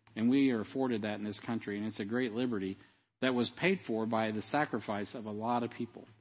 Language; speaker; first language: English; native; English